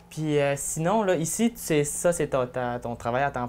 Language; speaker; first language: French; native; French